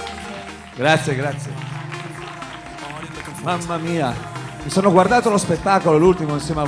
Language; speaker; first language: Italian; native; Italian